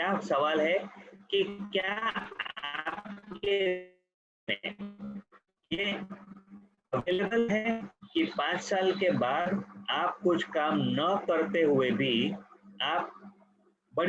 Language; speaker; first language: Hindi; native; Hindi